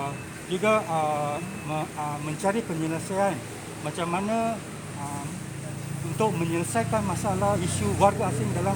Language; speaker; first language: Malay; native; Malay